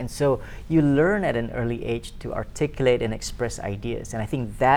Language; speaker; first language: English; non-native, local second language; Malay